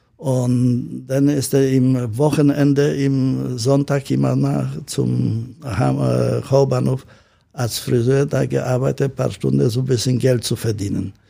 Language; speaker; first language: German; non-native, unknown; Polish